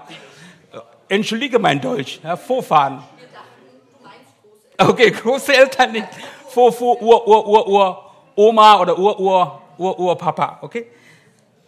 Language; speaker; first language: German; non-native, learner; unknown